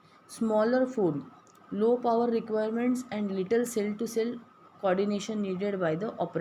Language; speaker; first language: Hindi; non-native, local second language; Marathi